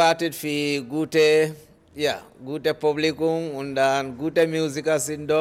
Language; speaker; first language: German; non-native, learner; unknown